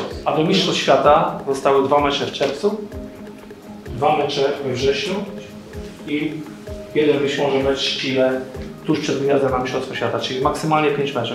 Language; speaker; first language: Polish; native; Polish